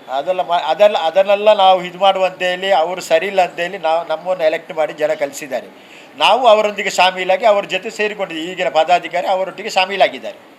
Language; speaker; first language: Kannada; non-native, local second language; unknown